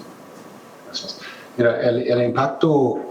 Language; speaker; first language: Spanish; non-native, fluent; German